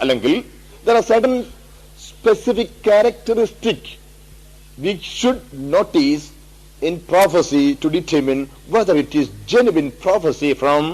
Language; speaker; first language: English; non-native, local second language; Malayalam